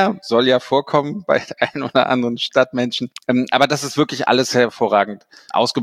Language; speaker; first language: German; native; German